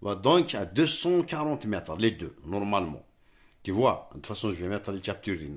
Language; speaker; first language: French; non-native, local second language; Arabic